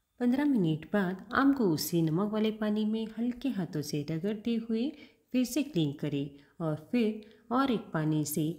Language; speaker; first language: Hindi; non-native, local second language; Marathi